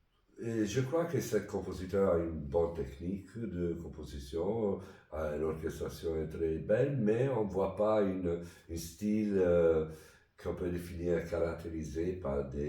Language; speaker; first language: French; non-native, fluent; Italian